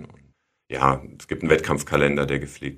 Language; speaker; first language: German; native; German